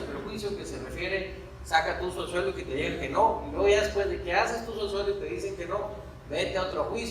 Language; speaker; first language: Spanish; native; Spanish